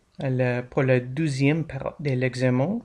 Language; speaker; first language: French; non-native, learner; English